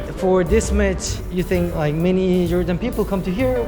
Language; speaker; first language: English; non-native, learner; Korean